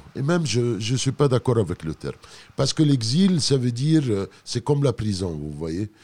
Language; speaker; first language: French; non-native, fluent; Arabic